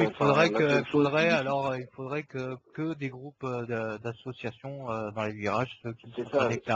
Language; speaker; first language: French; native; French